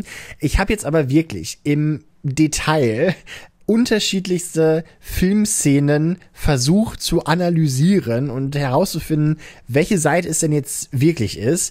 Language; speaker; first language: German; native; German